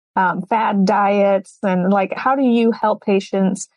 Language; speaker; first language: English; native; English